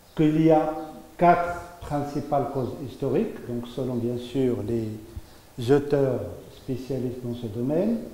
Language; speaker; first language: French; non-native, local second language; Arabic